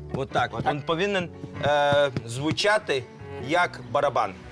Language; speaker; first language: Ukrainian; non-native, local second language; Hungarian